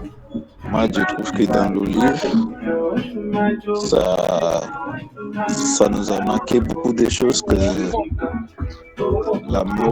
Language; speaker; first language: French; non-native, learner; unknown